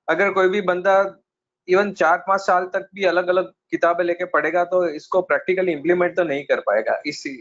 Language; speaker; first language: Hindi; non-native, local second language; Gujarati